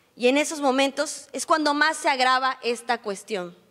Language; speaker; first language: Spanish; native; Spanish